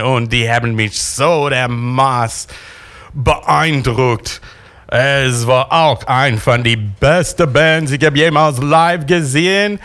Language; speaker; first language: German; non-native, fluent; English